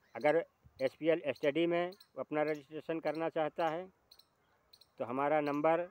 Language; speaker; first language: Hindi; native; Hindi